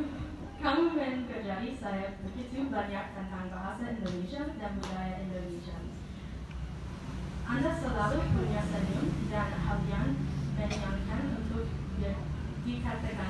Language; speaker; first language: Indonesian; non-native, learner; English